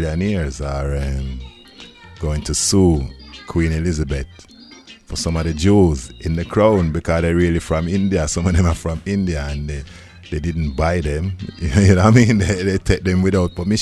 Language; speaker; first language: English; native; English